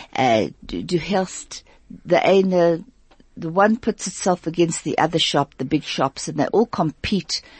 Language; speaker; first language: Yiddish; early bilingual, heritage; Yiddish